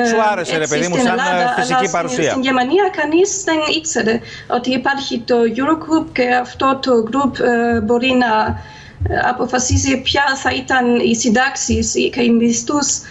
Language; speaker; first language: Greek; non-native, fluent; German